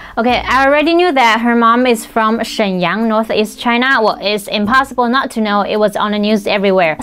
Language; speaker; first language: English; non-native, fluent; Chinese